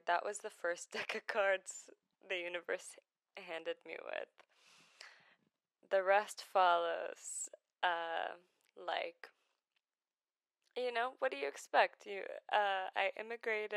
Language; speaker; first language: English; non-native, fluent; Arabic